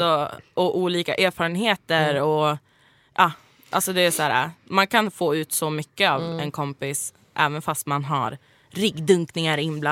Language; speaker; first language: Swedish; native; Swedish